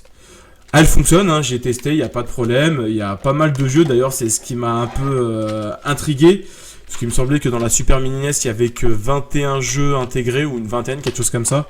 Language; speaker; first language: French; native; French